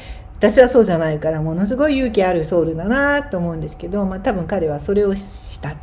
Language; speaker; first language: Japanese; native; Japanese